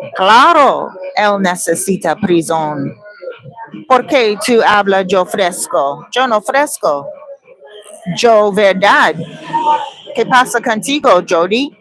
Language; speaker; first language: Spanish; non-native, learner; English